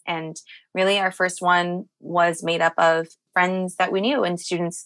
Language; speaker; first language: English; native; English